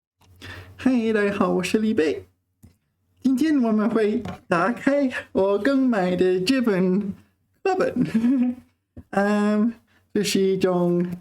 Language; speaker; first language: Chinese; non-native, learner; English